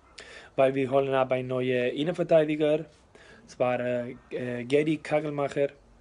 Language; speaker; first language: German; non-native, learner; Spanish